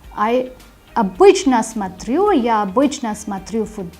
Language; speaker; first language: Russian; non-native, fluent; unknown